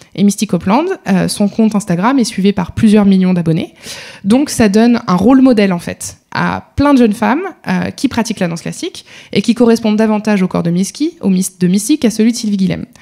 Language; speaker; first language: French; native; French